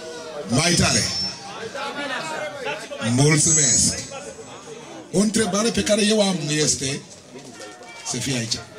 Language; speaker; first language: Romanian; non-native, learner; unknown